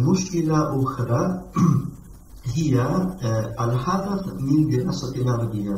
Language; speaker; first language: Arabic; non-native, learner; Italian